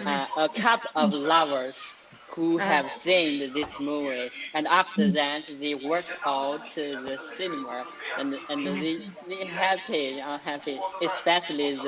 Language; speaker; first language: English; non-native, learner; Chinese